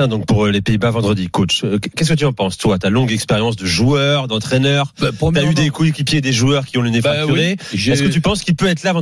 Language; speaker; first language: French; native; French